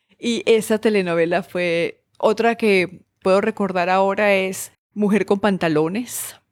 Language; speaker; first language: Spanish; native; Spanish